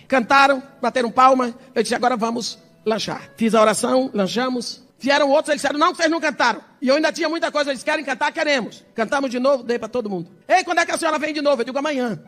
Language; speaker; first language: Portuguese; early bilingual, other home language; English